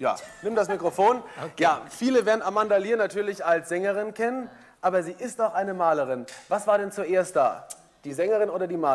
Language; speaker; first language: German; native; German